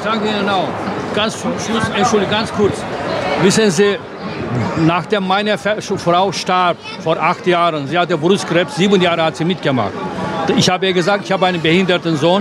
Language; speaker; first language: German; non-native, fluent; Turkish